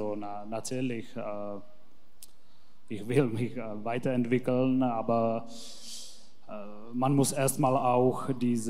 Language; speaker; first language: German; non-native, learner; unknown